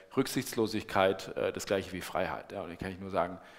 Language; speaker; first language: German; native; German